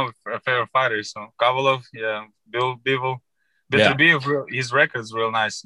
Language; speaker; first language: English; non-native, fluent; Uzbek